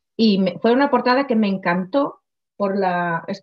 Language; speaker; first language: Spanish; non-native, local second language; Galician